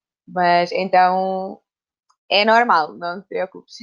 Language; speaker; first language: Portuguese; native; Portuguese